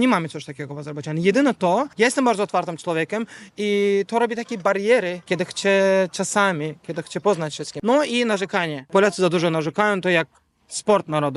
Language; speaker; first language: Polish; non-native, fluent; Azerbaijani